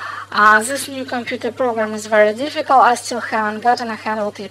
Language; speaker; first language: English; non-native, fluent; Russian